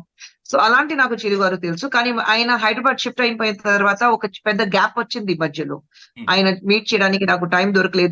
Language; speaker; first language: Telugu; non-native, fluent; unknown